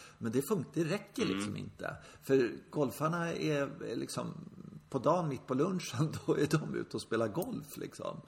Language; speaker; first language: Swedish; native; Swedish